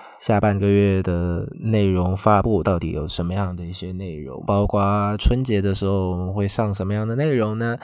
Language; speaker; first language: Chinese; non-native, fluent; Vietnamese